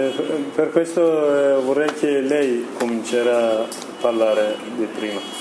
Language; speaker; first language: Italian; non-native, learner; Kurdish